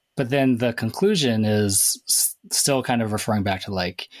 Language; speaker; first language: English; native; English